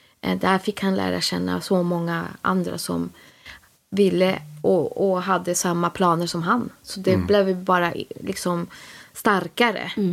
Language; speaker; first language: Swedish; early bilingual, other home language; Spanish